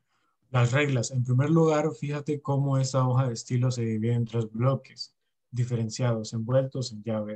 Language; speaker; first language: Spanish; native; Spanish